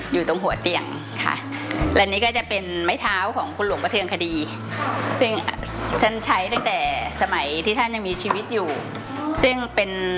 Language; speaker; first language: Thai; native; Thai